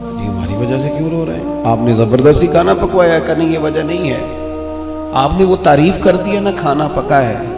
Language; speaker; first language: Urdu; non-native, local second language; Punjabi